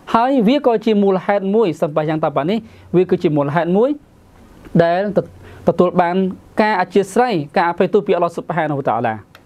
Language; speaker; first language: Khmer; non-native, local second language; Western Cham